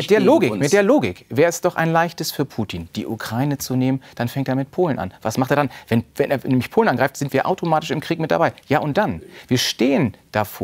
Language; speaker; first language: German; native; German